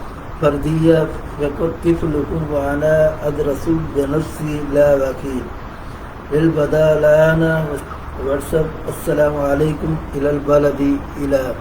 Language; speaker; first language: Arabic; non-native, learner; Urdu